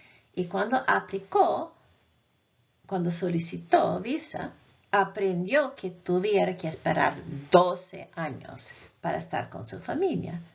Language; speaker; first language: Spanish; non-native, fluent; English